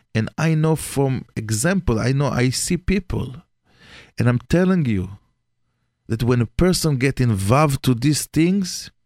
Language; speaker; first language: English; non-native, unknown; Hebrew